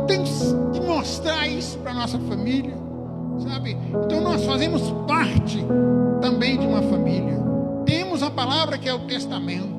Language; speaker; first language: Portuguese; native; Portuguese